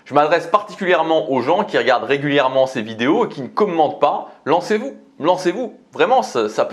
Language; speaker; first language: French; native; French